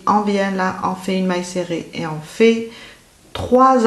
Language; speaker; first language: French; native; French